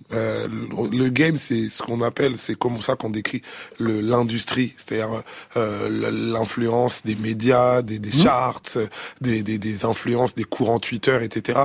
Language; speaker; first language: French; early bilingual, other home language; Lingala